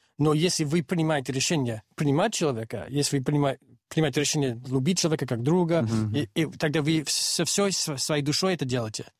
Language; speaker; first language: Russian; non-native, fluent; English